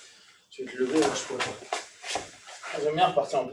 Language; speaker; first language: French; native; French